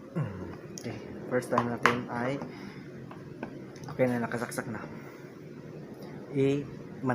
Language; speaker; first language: Filipino; non-native, local second language; Cebuano